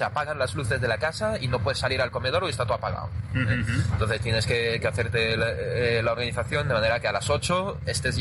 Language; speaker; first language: Spanish; non-native, fluent; French